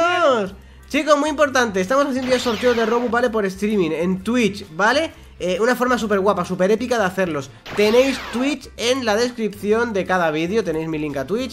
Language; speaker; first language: Spanish; native; Spanish